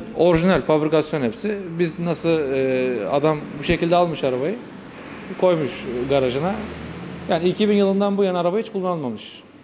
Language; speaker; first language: Turkish; native; Turkish